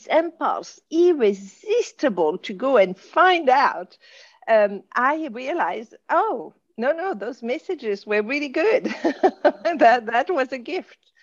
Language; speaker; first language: English; non-native, fluent; French